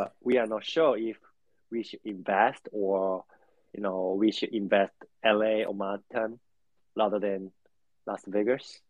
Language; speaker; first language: English; non-native, learner; Japanese